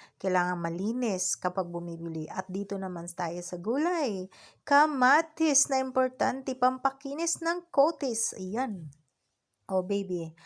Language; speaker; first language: Filipino; non-native, local second language; Cebuano